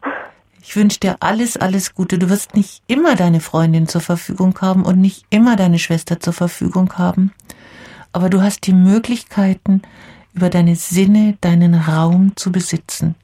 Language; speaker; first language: German; native; German